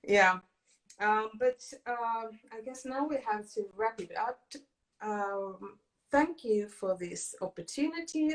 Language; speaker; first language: English; non-native, fluent; Finnish